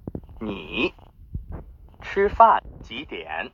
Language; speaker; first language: Chinese; non-native, learner; English